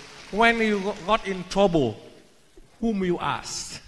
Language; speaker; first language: English; non-native, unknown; Vietnamese